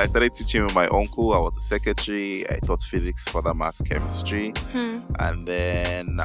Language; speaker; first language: English; non-native, local second language; Yoruba